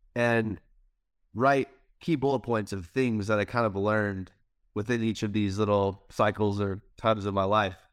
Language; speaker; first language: English; native; English